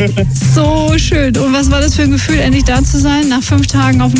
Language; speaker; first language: German; native; German